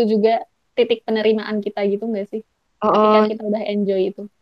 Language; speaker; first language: Indonesian; native; Indonesian